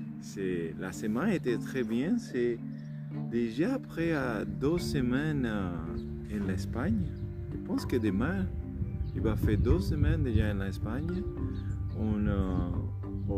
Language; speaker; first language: French; non-native, learner; Spanish